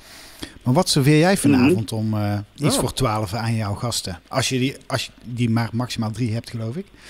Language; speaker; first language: Dutch; native; Dutch